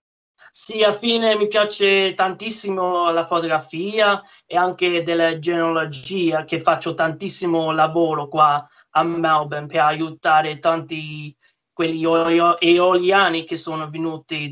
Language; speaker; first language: Italian; early bilingual, heritage; English